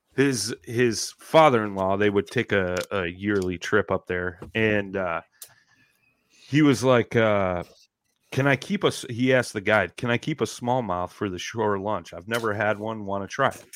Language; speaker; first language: English; native; English